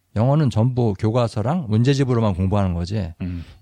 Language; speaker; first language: Korean; native; Korean